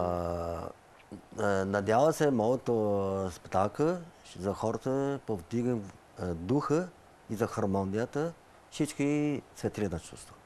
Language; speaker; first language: Bulgarian; non-native, learner; Chinese